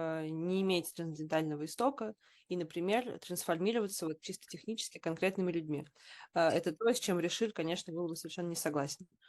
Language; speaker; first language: Russian; native; Russian